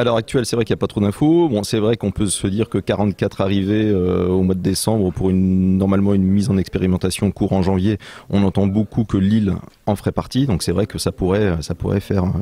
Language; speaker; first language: French; native; French